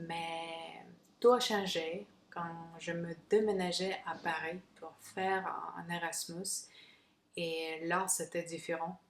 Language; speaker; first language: French; non-native, fluent; Russian